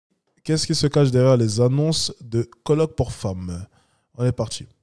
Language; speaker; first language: French; native; French